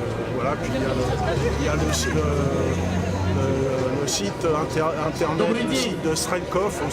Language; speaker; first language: French; native; French